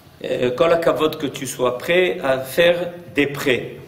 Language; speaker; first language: French; native; French